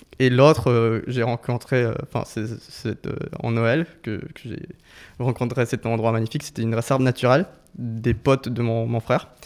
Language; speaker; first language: French; non-native, fluent; Spanish